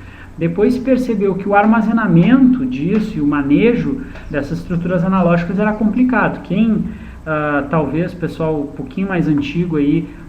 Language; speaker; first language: Portuguese; native; Portuguese